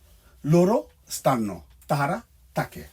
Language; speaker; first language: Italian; non-native, fluent; Bangla